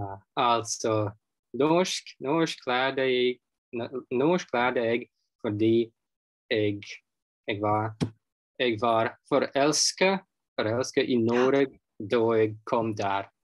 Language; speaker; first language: Norwegian; non-native, fluent; Russian